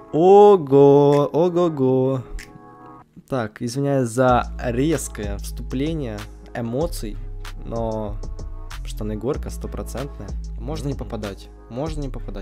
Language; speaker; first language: Russian; native; Russian